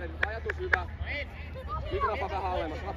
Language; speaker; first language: Finnish; native; Finnish